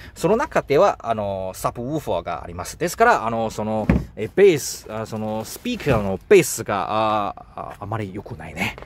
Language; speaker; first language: Japanese; non-native, learner; Chinese